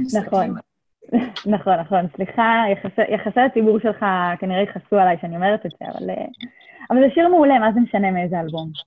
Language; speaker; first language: Hebrew; native; Hebrew